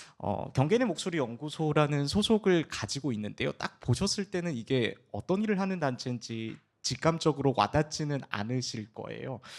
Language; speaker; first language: Korean; early bilingual, heritage; Korean